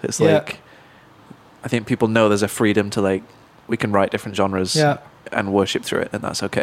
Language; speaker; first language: English; native; English